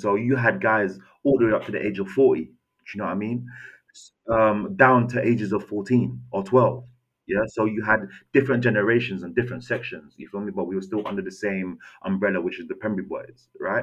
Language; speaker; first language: English; native; English